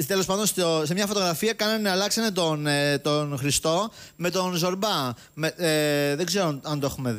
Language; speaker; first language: Greek; native; Greek